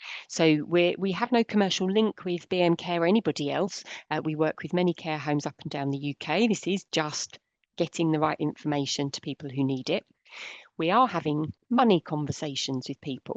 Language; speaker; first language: English; native; English